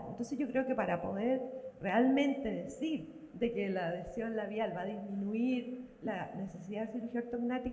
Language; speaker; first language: Spanish; native; Spanish